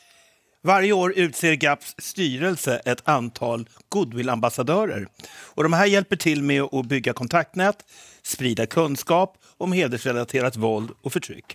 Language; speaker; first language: Swedish; native; Swedish